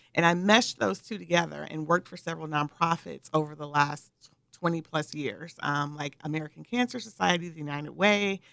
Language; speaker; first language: English; native; English